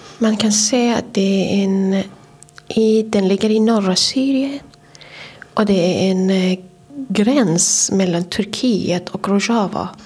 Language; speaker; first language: Swedish; non-native, fluent; Persian